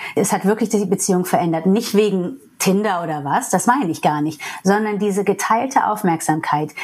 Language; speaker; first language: German; non-native, fluent; English